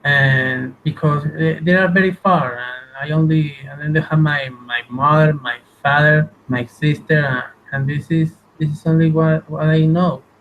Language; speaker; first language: English; non-native, learner; Spanish